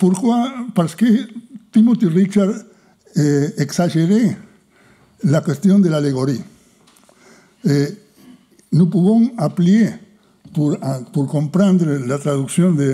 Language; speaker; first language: French; non-native, fluent; Spanish